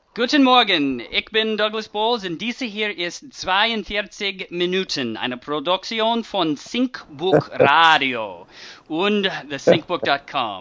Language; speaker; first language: German; non-native, learner; English